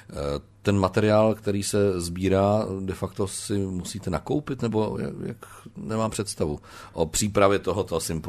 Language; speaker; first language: Czech; native; Czech